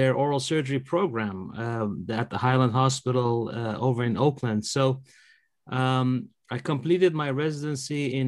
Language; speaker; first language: English; native; English